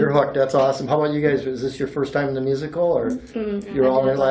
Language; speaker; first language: English; native; English